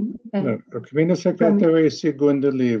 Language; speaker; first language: Portuguese; non-native, learner; English